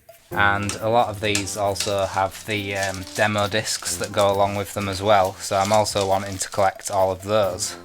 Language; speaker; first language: English; native; English